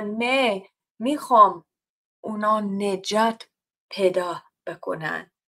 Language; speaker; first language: Persian; non-native, fluent; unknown